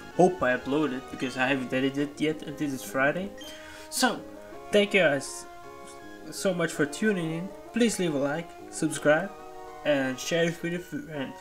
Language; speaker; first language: English; native; English